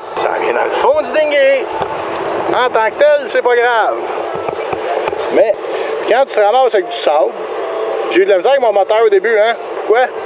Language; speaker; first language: French; native; French